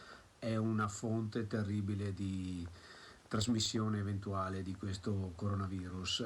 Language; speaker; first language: Italian; native; Italian